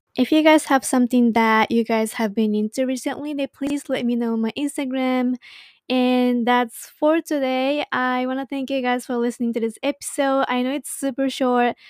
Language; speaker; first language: English; non-native, fluent; Japanese